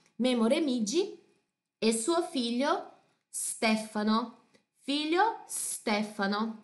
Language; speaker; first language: Italian; non-native, fluent; Portuguese